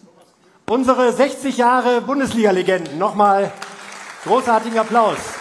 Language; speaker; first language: German; native; German